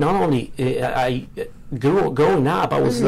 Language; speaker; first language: English; non-native, learner; Romanian